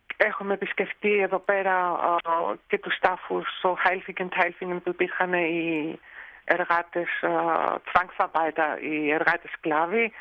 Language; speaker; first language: Greek; early bilingual, heritage; Greek